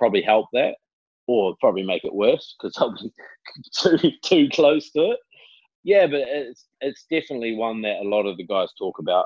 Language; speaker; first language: English; native; English